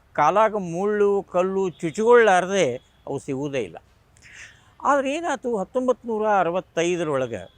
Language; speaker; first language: Kannada; non-native, local second language; Marathi